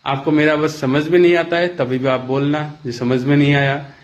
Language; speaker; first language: Hindi; non-native, local second language; Bangla